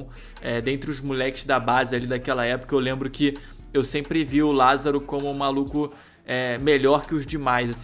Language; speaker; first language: Portuguese; native; Portuguese